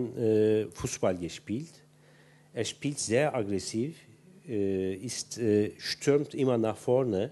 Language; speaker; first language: German; non-native, fluent; Turkish